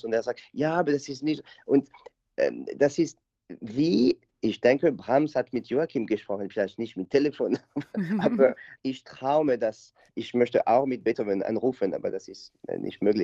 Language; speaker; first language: German; non-native, learner; French